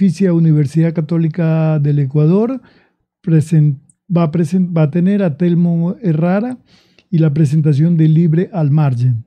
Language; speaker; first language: Catalan; non-native, learner; Spanish